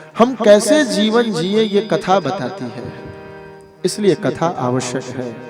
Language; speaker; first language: Hindi; native; Hindi